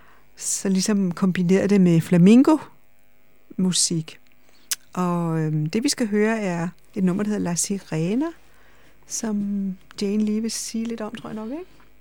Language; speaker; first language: Danish; native; Danish